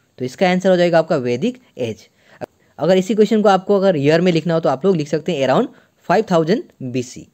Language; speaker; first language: Hindi; non-native, local second language; Assamese